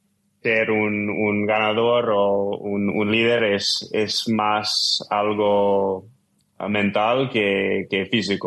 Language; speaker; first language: Spanish; non-native, fluent; English